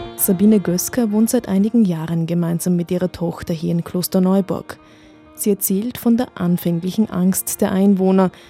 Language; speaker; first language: German; native; German